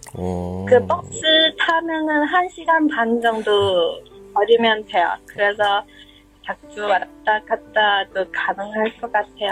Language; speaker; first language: Korean; non-native, learner; Chinese